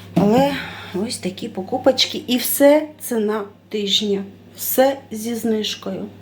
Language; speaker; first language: Ukrainian; non-native, local second language; Russian